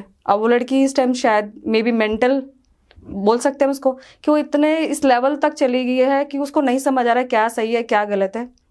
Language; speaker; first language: Hindi; native; Hindi